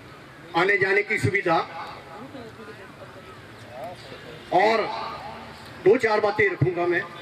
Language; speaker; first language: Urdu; non-native, local second language; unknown